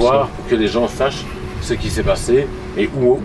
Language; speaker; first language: French; native; French